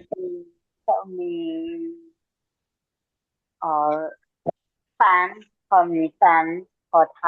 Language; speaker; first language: Thai; non-native, learner; Burmese